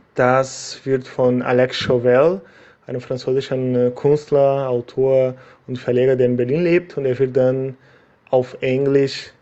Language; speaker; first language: German; non-native, fluent; Portuguese